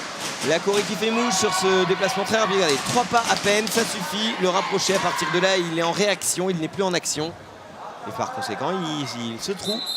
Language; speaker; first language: French; native; French